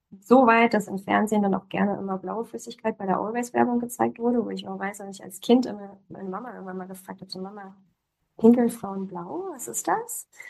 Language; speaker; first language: German; early bilingual, other home language; Polish